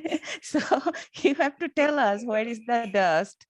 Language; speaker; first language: English; non-native, learner; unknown